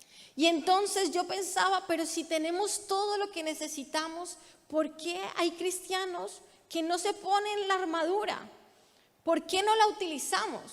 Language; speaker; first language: Spanish; native; Spanish